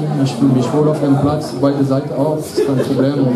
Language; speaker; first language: German; non-native, fluent; French